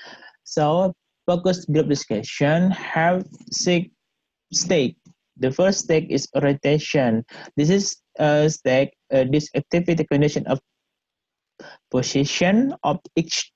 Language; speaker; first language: English; non-native, learner; Indonesian